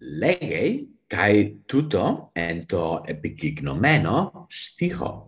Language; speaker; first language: Greek; non-native, learner; English